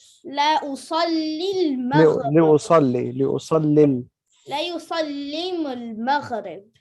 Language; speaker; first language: Arabic; non-native, learner; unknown